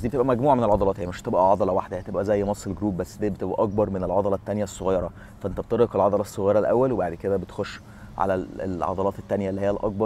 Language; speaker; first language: Arabic; native; Arabic